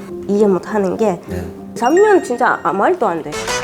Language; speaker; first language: Korean; non-native, fluent; Russian